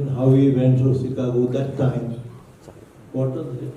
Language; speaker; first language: English; non-native, local second language; Marathi